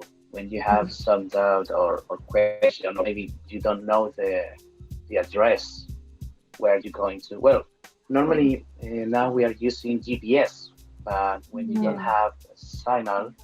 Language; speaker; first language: English; non-native, fluent; Spanish